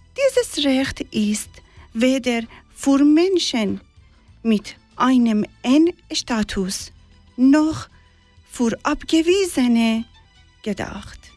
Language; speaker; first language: German; non-native, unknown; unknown